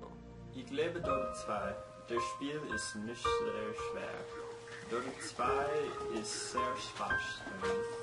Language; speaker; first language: German; non-native, learner; English